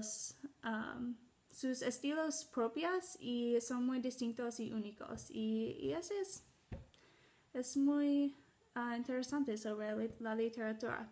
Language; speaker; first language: Spanish; non-native, learner; English